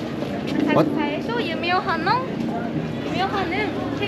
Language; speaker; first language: Korean; non-native, learner; Japanese